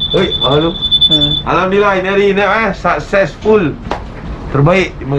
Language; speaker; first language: Malay; native; Malay